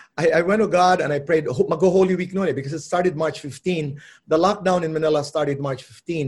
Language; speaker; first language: English; non-native, local second language; Filipino